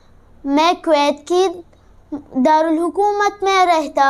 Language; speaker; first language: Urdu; early bilingual, heritage; Urdu